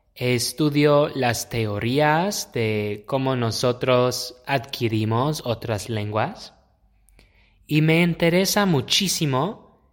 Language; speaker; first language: Spanish; non-native, fluent; English